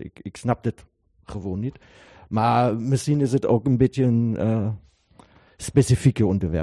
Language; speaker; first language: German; non-native, learner; Dutch